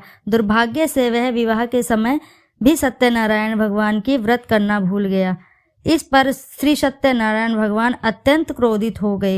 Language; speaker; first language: Hindi; native; Hindi